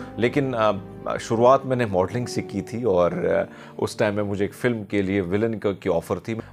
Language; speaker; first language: Urdu; non-native, local second language; Pashto